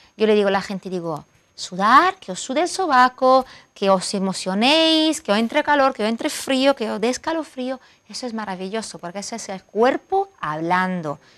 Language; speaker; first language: Spanish; non-native, fluent; Italian